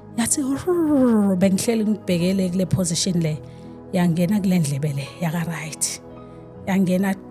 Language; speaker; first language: Zulu; non-native, local second language; Swati